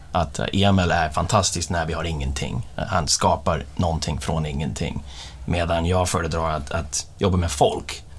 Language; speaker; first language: Swedish; non-native, fluent; English